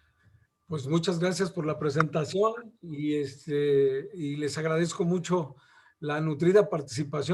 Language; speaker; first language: Spanish; native; Spanish